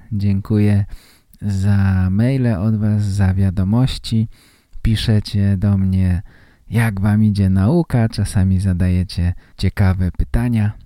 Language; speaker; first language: Polish; native; Polish